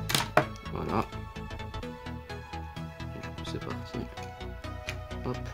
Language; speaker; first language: French; native; French